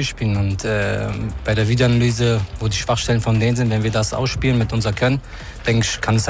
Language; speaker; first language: German; native; German